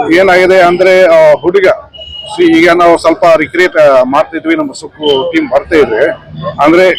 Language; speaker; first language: Kannada; non-native, fluent; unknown